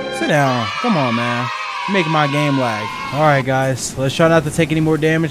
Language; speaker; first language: English; native; English